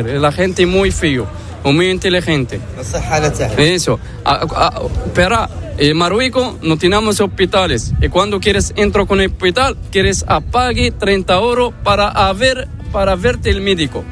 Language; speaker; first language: Spanish; non-native, learner; Arabic